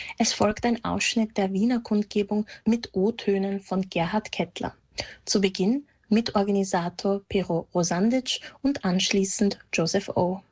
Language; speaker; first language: German; native; German